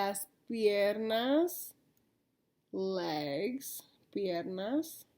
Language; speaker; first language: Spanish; early bilingual, heritage; Spanish